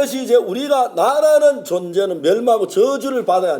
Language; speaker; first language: Korean; native; Korean